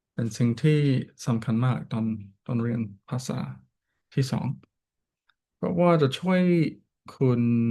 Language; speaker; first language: Thai; non-native, learner; English